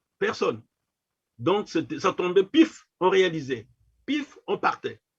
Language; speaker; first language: French; non-native, local second language; Kongo